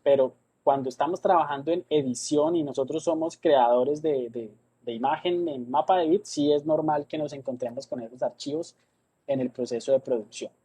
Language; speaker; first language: Spanish; native; Spanish